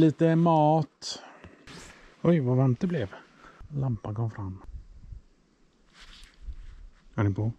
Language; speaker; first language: Swedish; native; Swedish